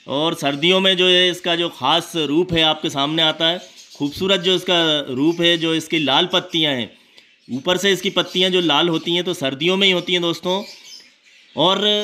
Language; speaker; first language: Hindi; native; Hindi